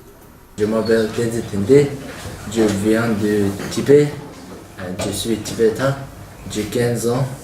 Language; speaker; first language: French; non-native, learner; Tibetan